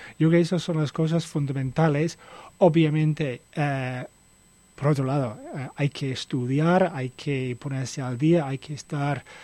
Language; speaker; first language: Spanish; non-native, fluent; English